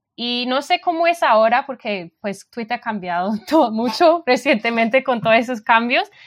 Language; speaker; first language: Spanish; non-native, fluent; English